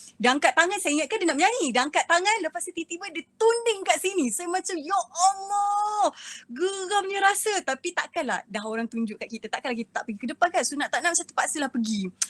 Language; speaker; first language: Malay; native; Malay